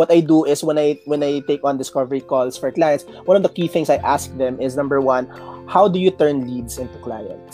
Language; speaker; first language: English; non-native, local second language; Filipino